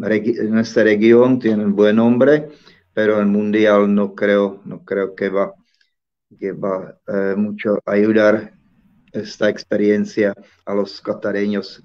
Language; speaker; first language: Spanish; non-native, fluent; Czech